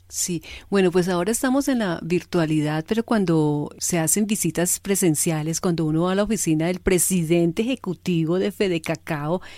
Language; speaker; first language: Spanish; native; Spanish